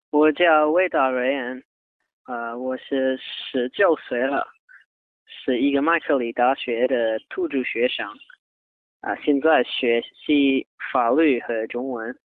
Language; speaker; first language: Chinese; non-native, learner; English